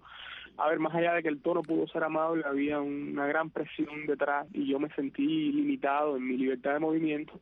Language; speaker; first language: Spanish; native; Spanish